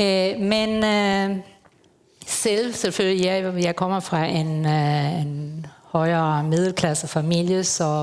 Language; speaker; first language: Danish; non-native, fluent; Spanish